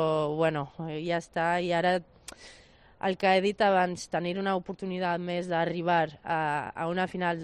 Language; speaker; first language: Catalan; non-native, fluent; Spanish